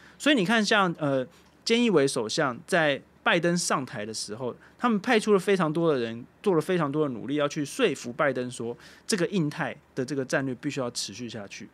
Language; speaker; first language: Chinese; native; Chinese